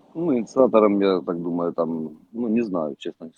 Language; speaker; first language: Russian; native; Russian